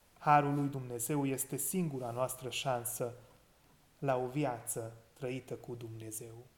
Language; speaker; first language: Romanian; non-native, local second language; Hungarian